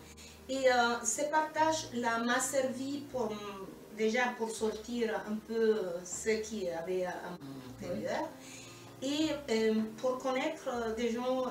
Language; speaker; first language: French; non-native, fluent; Spanish